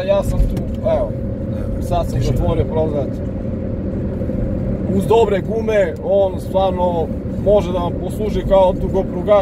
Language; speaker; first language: Serbian; native; Serbian